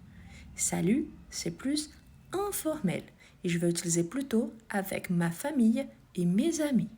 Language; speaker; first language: French; non-native, fluent; Portuguese